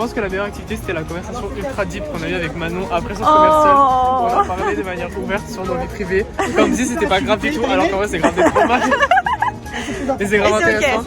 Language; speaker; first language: French; native; French